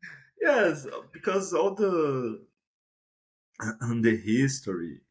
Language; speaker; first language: English; non-native, fluent; Portuguese